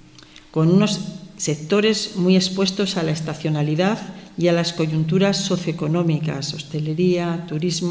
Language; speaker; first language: Spanish; native; Spanish